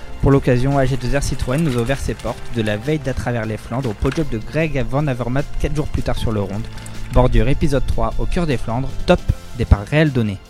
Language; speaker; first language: French; native; French